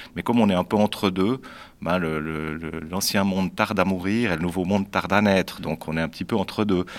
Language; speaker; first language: French; native; French